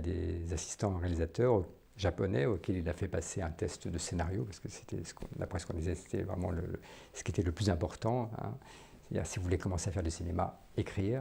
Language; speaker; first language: French; native; French